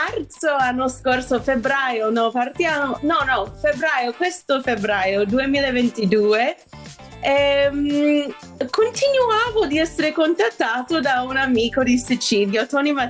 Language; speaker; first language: Italian; non-native, fluent; English